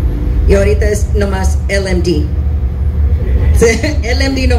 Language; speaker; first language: Spanish; early bilingual, heritage; English